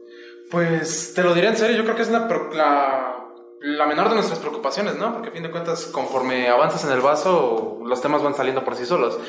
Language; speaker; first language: Spanish; native; Spanish